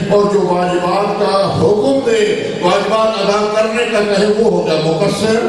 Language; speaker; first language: Urdu; non-native, local second language; Punjabi